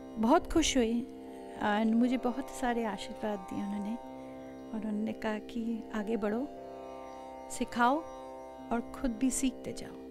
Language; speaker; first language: Hindi; non-native, local second language; Bangla